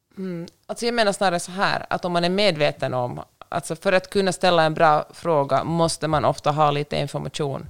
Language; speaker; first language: Swedish; native; Swedish